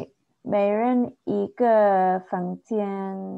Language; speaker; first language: Chinese; non-native, learner; English